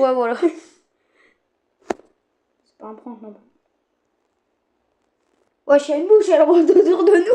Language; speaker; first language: French; native; French